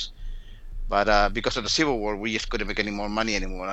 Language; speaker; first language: English; early bilingual, other home language; Spanish